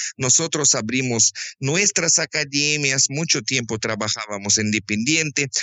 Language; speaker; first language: Spanish; non-native, fluent; Russian